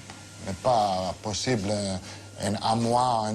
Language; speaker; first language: French; non-native, fluent; Italian